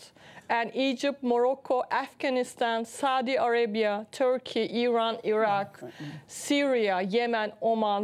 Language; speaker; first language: English; non-native, fluent; Turkish